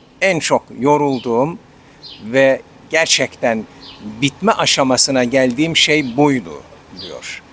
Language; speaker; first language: Turkish; native; Turkish